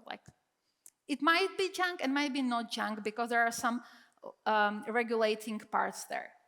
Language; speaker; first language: English; non-native, fluent; Czech